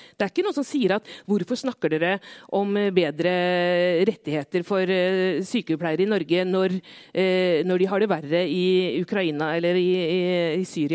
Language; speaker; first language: Norwegian; native; Norwegian